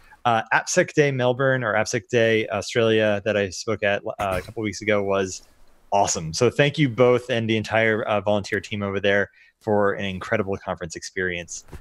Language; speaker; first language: English; native; English